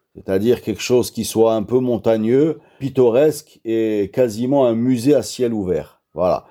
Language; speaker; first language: French; non-native, local second language; Arabic